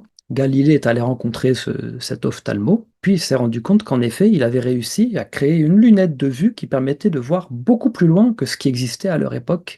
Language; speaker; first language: French; native; French